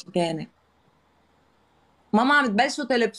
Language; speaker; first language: Arabic; native; Arabic